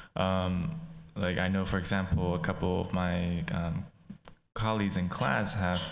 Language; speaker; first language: English; native; English